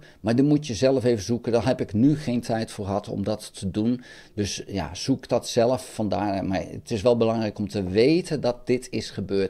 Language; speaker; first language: Dutch; native; Dutch